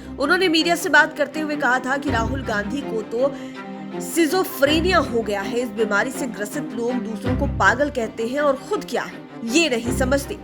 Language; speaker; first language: Hindi; native; Hindi